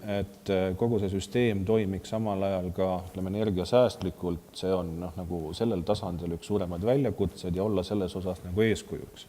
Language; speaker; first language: Estonian; native; Estonian